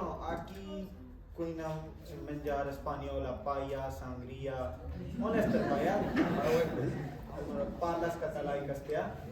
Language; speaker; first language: Catalan; non-native, learner; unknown